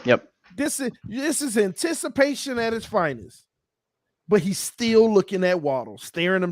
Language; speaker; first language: English; native; English